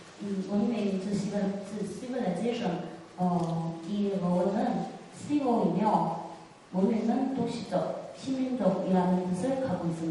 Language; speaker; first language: Korean; non-native, fluent; Chinese